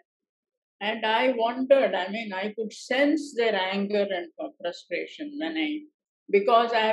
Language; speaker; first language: English; non-native, local second language; Tamil